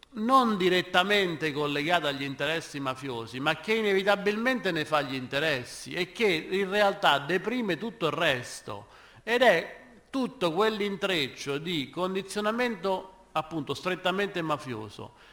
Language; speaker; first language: Italian; native; Italian